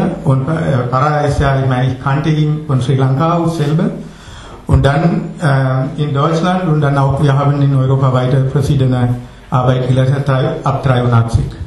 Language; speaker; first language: German; non-native, learner; Sinhala